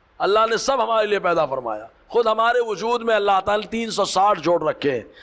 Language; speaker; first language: Urdu; native; Urdu